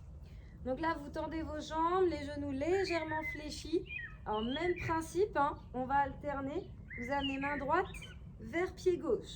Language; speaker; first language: French; native; French